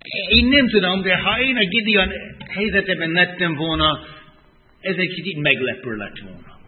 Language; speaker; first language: Hungarian; non-native, fluent; English